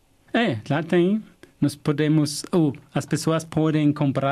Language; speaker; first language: Portuguese; non-native, fluent; German